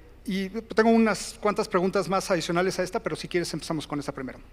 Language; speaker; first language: Spanish; native; Spanish